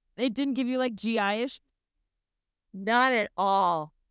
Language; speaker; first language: English; native; English